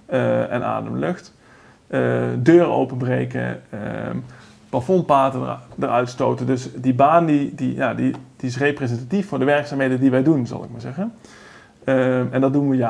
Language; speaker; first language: Dutch; native; Dutch